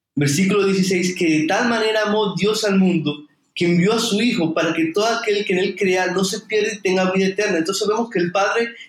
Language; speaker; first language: Spanish; native; Spanish